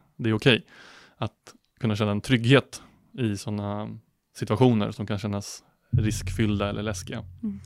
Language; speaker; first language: Swedish; native; Swedish